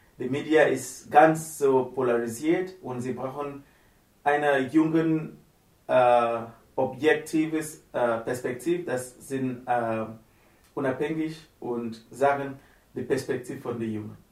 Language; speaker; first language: German; non-native, learner; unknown